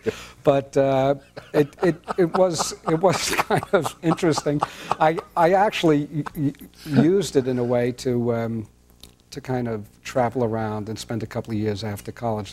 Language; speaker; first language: English; native; English